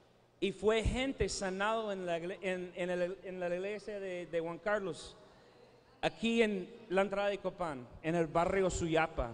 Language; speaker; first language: Spanish; non-native, fluent; English